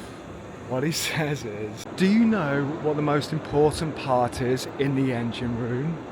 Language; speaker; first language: English; native; English